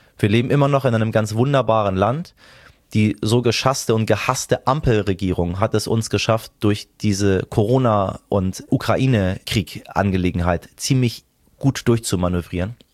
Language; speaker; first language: German; early bilingual, other home language; Persian